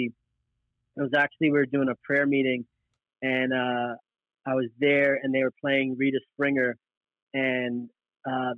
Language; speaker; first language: English; native; English